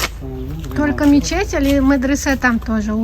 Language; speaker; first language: Russian; native; Russian